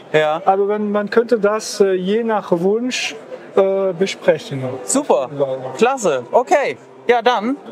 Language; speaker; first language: German; non-native, fluent; French